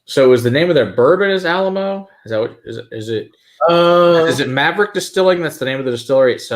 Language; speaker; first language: English; native; English